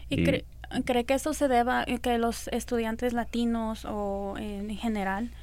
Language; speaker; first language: Spanish; early bilingual, other home language; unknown